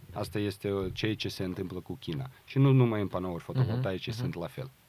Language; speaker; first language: Romanian; non-native, local second language; Russian